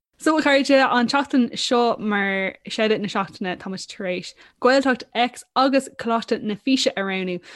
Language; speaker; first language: Irish; non-native, local second language; English